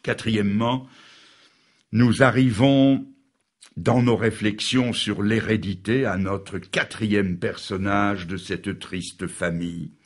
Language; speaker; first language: French; native; French